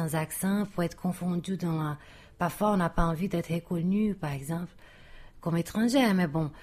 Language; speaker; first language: French; non-native, fluent; Portuguese